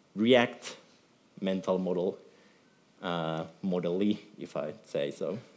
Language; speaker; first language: English; non-native, fluent; Finnish